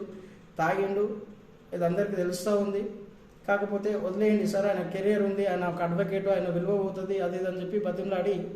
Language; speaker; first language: Telugu; native; Telugu